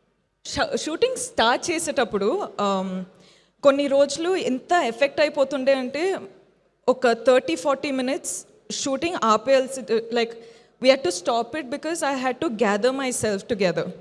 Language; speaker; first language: Telugu; non-native, fluent; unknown